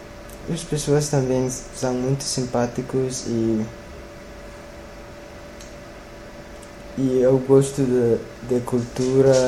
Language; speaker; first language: Portuguese; non-native, learner; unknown